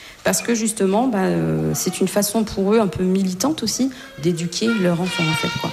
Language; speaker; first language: French; native; French